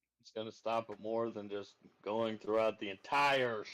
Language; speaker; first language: English; native; English